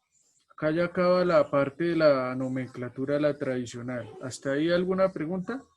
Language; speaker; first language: Spanish; native; Spanish